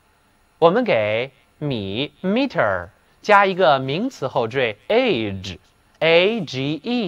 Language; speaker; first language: Chinese; native; Chinese